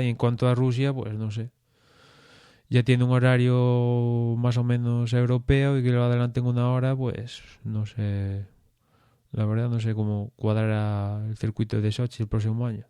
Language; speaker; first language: Spanish; native; Spanish